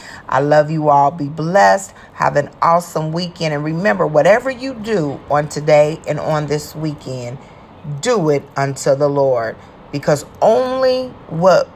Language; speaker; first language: English; native; English